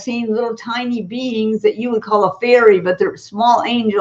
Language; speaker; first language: English; native; English